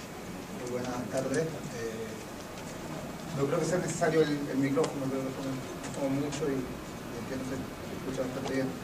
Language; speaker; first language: Spanish; native; Spanish